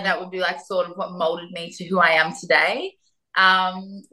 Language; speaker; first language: English; native; English